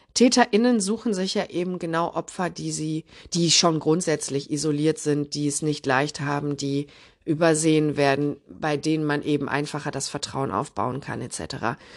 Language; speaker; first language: German; early bilingual, other home language; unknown